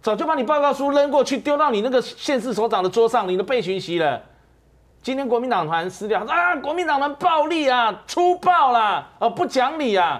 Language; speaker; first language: Chinese; native; Chinese